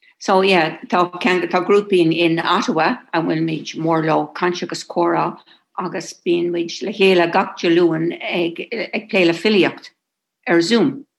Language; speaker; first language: Irish; non-native, local second language; English